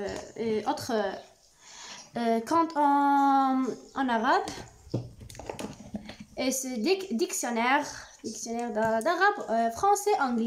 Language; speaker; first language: French; non-native, learner; Arabic